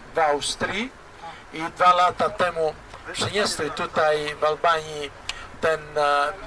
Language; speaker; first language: Polish; non-native, learner; Albanian